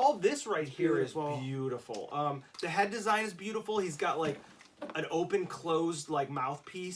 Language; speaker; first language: English; native; English